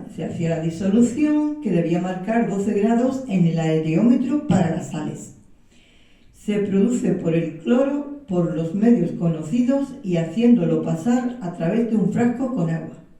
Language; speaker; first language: Spanish; native; Spanish